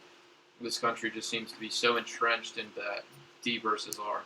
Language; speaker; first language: English; native; English